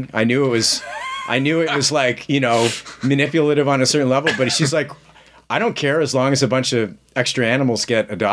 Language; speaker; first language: English; native; English